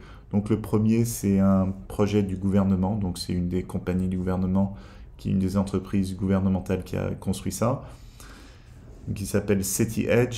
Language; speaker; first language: French; native; French